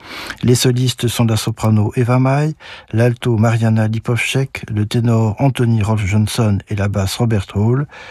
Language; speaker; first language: French; native; French